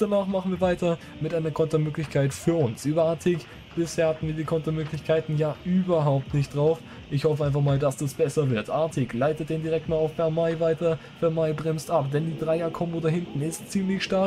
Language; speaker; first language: German; native; German